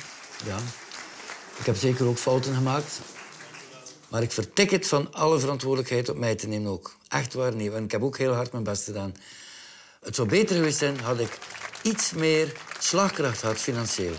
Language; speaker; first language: Dutch; native; Dutch